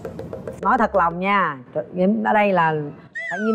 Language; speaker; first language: Vietnamese; native; Vietnamese